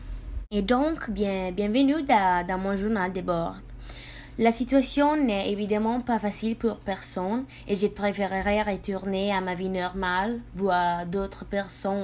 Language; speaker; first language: French; non-native, fluent; Italian